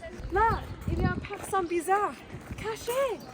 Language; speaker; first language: French; non-native, learner; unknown